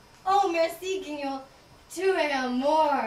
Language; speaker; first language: French; non-native, learner; English